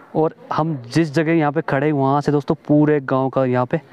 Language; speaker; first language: Hindi; native; Hindi